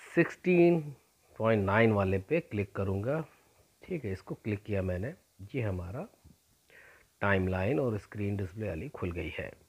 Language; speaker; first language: Hindi; native; Hindi